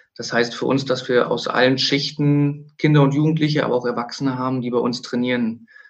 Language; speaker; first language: German; native; German